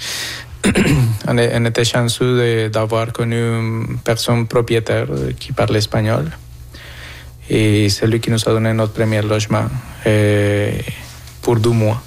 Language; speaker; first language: French; non-native, fluent; Spanish